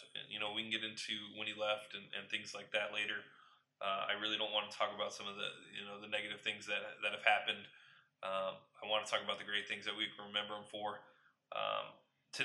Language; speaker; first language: English; native; English